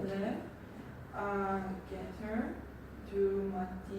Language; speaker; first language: French; non-native, learner; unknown